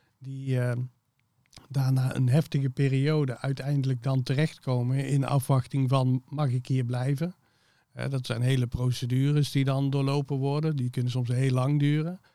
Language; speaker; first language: Dutch; native; Dutch